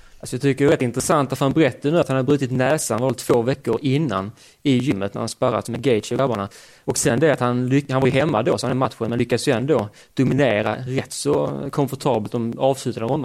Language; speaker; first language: Swedish; native; Swedish